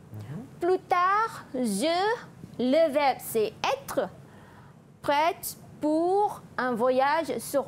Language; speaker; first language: French; non-native, fluent; Malay